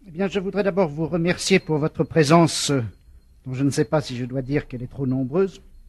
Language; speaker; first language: French; native; French